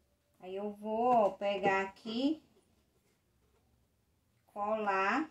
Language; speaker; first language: Portuguese; native; Portuguese